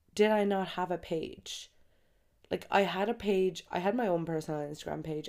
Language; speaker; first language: English; native; English